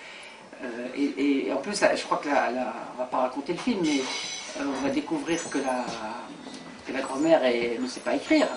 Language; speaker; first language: French; native; French